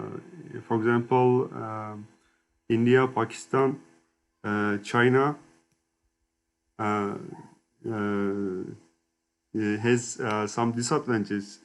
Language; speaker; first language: English; non-native, learner; Turkish